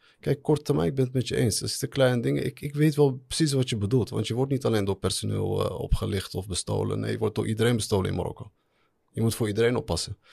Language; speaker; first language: Dutch; early bilingual, other home language; Arabic